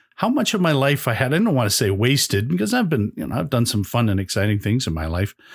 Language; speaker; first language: English; native; English